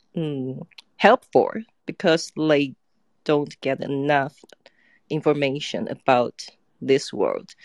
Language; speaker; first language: English; non-native, fluent; Chinese